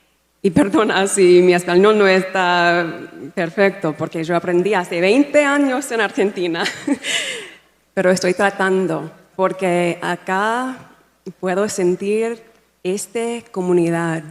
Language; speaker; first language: Spanish; non-native, learner; English